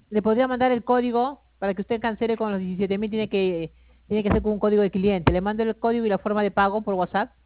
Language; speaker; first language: Spanish; native; Spanish